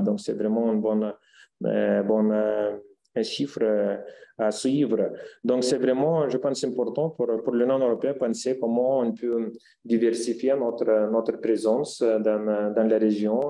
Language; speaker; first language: French; non-native, fluent; Lithuanian